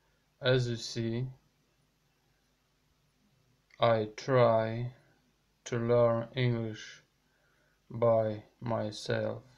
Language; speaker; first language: English; non-native, learner; Russian